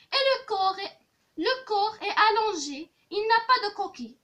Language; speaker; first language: French; non-native, local second language; Arabic